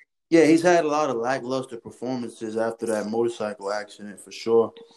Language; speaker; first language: English; early bilingual, other home language; Spanish